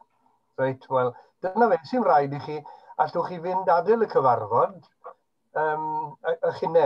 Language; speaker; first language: Welsh; native; Welsh